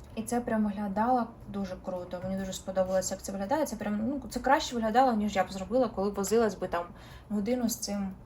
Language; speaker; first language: Ukrainian; non-native, local second language; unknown